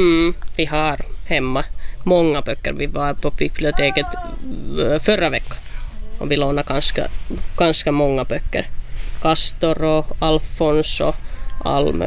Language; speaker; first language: Swedish; non-native, local second language; Finnish